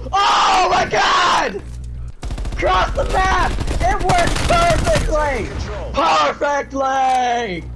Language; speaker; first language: English; native; English